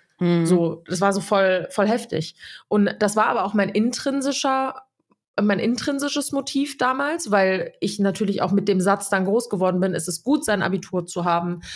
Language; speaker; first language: German; early bilingual, other home language; Serbian